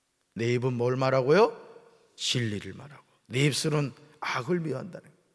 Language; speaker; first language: Korean; native; Korean